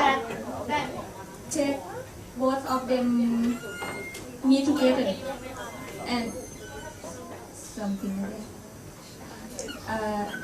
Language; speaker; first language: English; non-native, learner; Thai